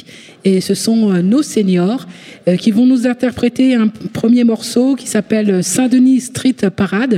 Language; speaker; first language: French; native; French